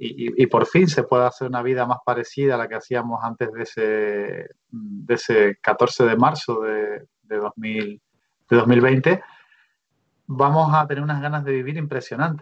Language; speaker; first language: Spanish; native; Spanish